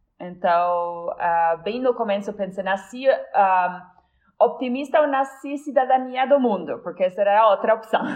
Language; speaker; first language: Portuguese; non-native, fluent; Polish